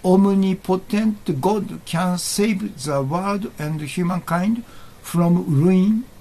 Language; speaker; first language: English; non-native, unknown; Japanese